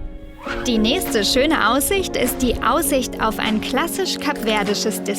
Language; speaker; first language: German; native; German